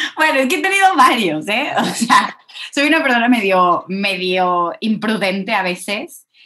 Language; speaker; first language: Spanish; native; Spanish